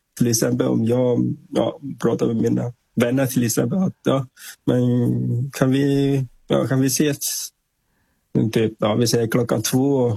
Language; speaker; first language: Swedish; non-native, fluent; Vietnamese